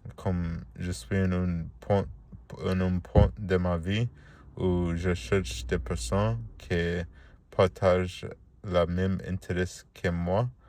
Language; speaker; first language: French; non-native, learner; Spanish